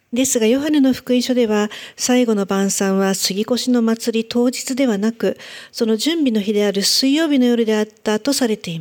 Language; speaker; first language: Japanese; native; Japanese